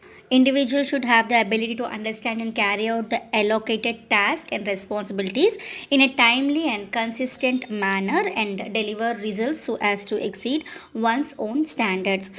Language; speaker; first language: English; non-native, local second language; Telugu